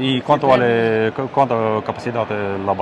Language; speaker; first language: Spanish; non-native, learner; Russian